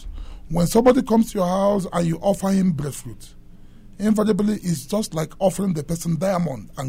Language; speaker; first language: English; non-native, local second language; Igbo